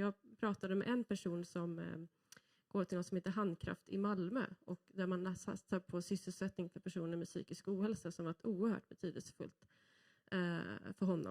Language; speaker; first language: Swedish; native; Swedish